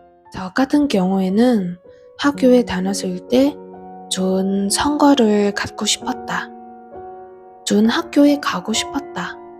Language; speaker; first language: Korean; non-native, fluent; Vietnamese